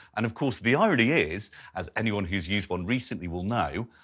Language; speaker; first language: English; native; English